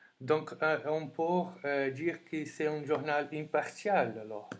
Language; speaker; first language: French; non-native, fluent; Portuguese